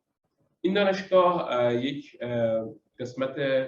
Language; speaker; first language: Persian; native; Persian